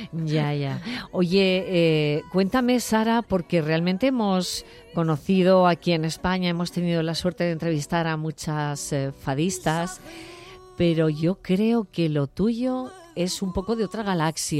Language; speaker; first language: Spanish; native; Spanish